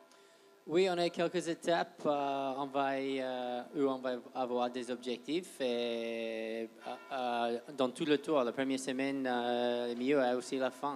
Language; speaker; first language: French; non-native, fluent; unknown